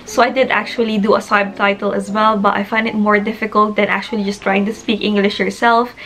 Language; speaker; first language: English; non-native, local second language; Filipino